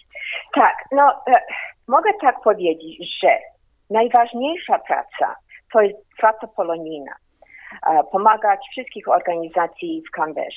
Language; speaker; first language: Polish; early bilingual, heritage; Polish